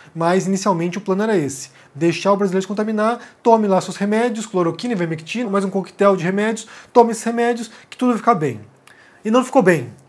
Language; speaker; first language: Portuguese; native; Portuguese